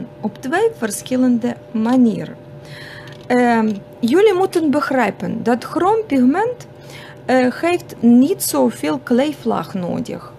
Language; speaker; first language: Dutch; non-native, fluent; Russian